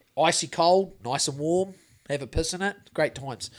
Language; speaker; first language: English; native; English